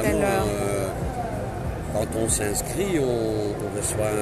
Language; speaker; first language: French; non-native, local second language; Dutch